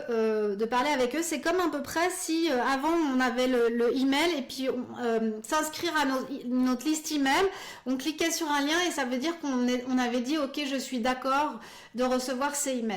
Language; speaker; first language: French; native; French